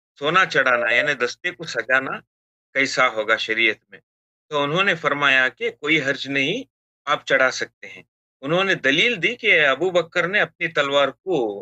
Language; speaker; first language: Urdu; native; Urdu